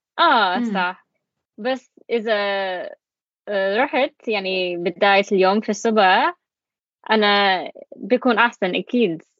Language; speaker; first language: Arabic; non-native, learner; English